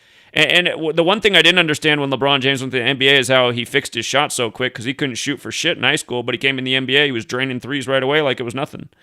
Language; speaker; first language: English; native; English